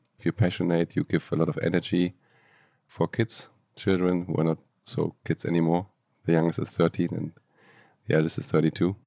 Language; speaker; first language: English; non-native, fluent; German